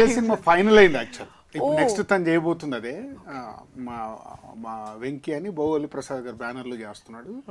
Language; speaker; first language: Telugu; native; Telugu